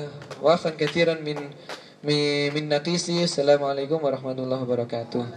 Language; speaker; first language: Arabic; non-native, learner; Indonesian